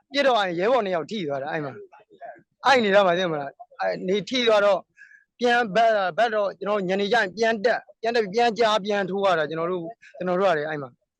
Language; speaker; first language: Burmese; native; Burmese